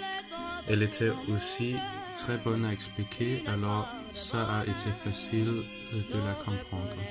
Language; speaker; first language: French; non-native, learner; Danish